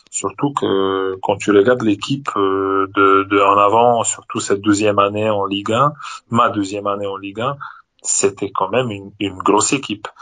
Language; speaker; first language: French; non-native, fluent; Serbian